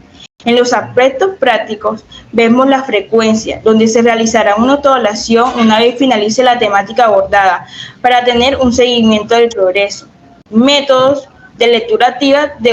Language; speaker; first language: Spanish; native; Spanish